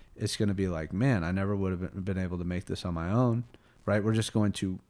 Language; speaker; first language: English; native; English